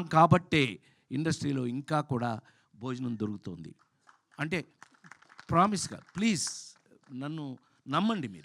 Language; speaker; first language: Telugu; native; Telugu